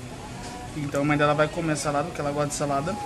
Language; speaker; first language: Portuguese; native; Portuguese